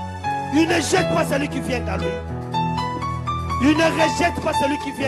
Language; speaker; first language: French; non-native, local second language; Lingala